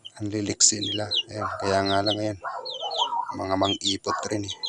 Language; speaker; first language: Filipino; non-native, local second language; Bikol